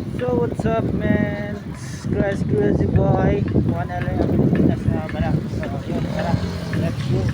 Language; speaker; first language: Filipino; non-native, local second language; Cebuano